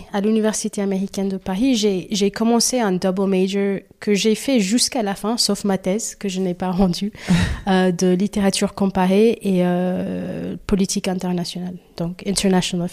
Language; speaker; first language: French; non-native, fluent; Kabuverdianu